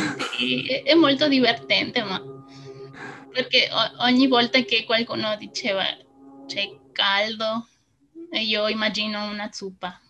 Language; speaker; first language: Italian; non-native, fluent; Spanish